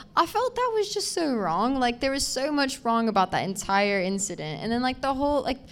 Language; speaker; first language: English; native; English